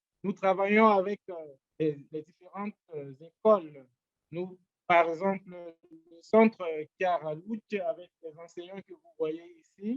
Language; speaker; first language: French; non-native, local second language; Rundi